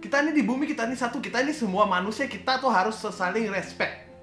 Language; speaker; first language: Indonesian; non-native, fluent; Russian